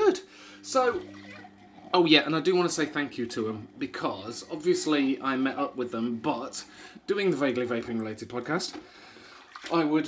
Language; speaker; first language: English; native; English